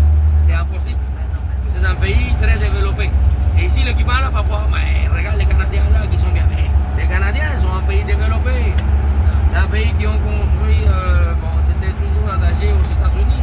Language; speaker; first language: French; native; French